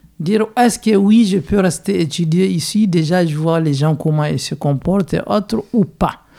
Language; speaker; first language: French; non-native, local second language; Hausa